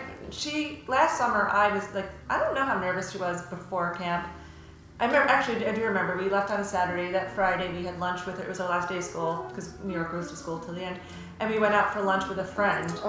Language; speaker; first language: English; native; English